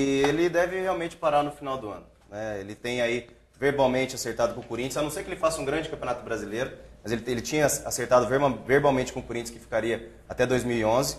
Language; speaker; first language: Portuguese; native; Portuguese